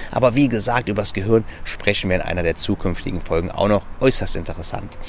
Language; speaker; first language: German; native; German